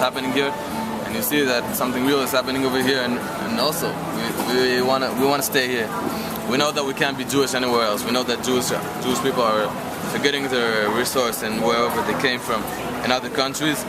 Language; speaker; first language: English; non-native, fluent; Hebrew